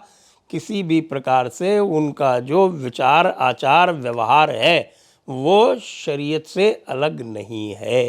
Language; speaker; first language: Hindi; native; Hindi